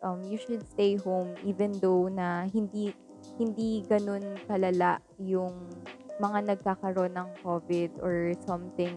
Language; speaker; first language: English; non-native, local second language; Filipino